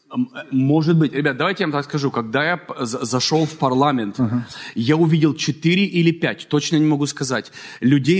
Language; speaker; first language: Russian; native; Russian